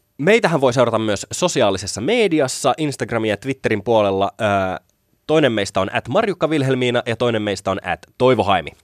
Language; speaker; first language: Finnish; native; Finnish